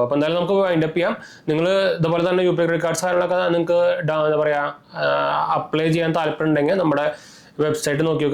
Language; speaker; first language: Malayalam; native; Malayalam